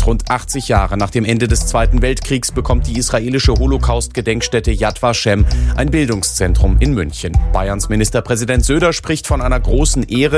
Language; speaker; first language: German; native; German